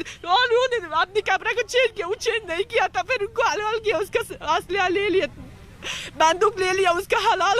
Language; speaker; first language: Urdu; non-native, learner; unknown